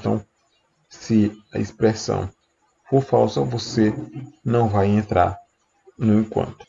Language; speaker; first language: Portuguese; native; Portuguese